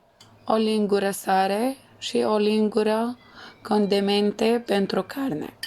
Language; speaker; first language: Romanian; non-native, learner; Arabic